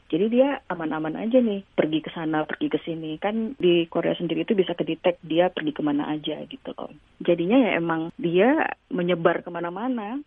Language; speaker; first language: Indonesian; native; Indonesian